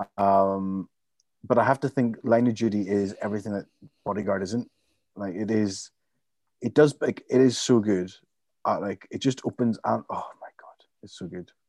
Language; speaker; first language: English; native; English